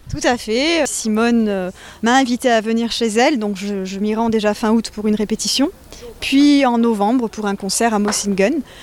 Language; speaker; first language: French; native; French